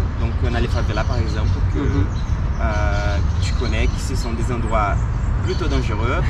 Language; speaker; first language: French; non-native, fluent; Portuguese